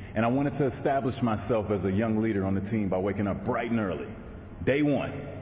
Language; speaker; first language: English; native; English